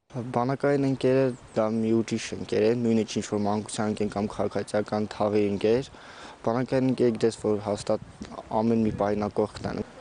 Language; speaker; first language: Armenian; early bilingual, heritage; Armenian